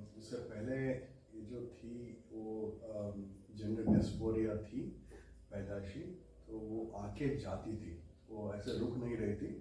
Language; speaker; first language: Hindi; non-native, local second language; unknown